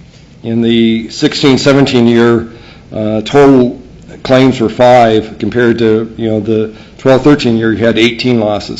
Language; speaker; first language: English; native; English